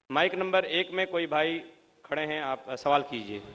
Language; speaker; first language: Hindi; native; Hindi